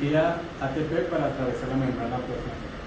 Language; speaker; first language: Spanish; native; Spanish